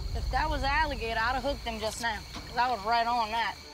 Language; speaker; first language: English; native; English